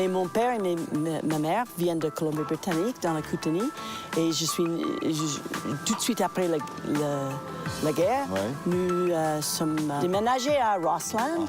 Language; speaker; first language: French; non-native, local second language; English